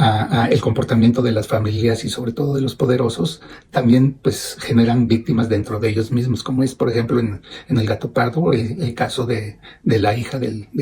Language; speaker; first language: Spanish; native; Spanish